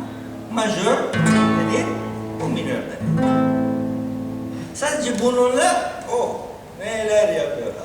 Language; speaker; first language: Turkish; non-native, learner; Spanish